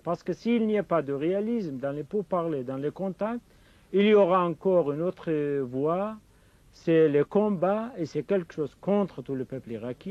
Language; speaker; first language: French; non-native, fluent; Kurdish